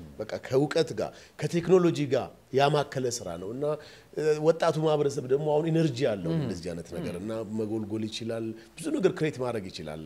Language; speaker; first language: Amharic; non-native, local second language; Oromo